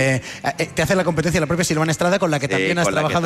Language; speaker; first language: Spanish; native; Spanish